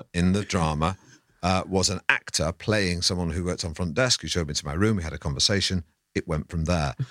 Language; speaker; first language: English; native; English